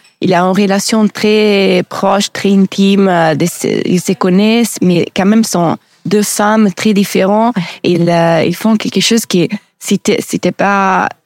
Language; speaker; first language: French; non-native, learner; Italian